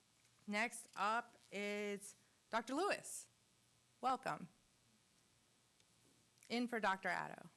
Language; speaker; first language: English; native; English